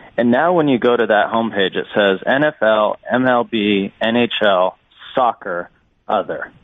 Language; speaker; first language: English; native; English